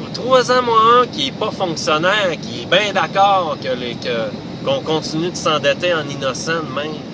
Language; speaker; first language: French; native; French